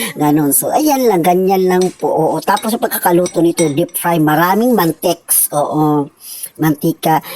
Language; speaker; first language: Filipino; non-native, local second language; Cebuano